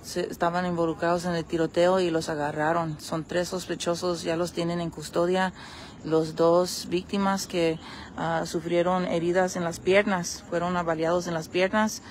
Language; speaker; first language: Spanish; early bilingual, heritage; Spanish